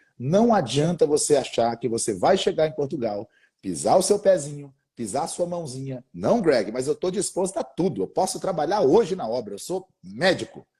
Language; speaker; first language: Portuguese; native; Portuguese